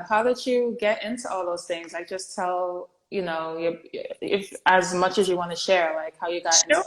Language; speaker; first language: English; native; English